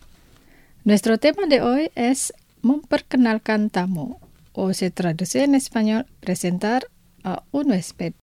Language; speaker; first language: Spanish; non-native, fluent; Indonesian